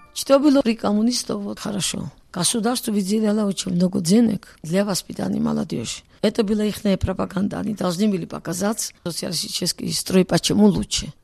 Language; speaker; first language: Russian; non-native, local second language; Georgian